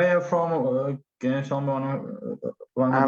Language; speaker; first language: English; non-native, learner; Russian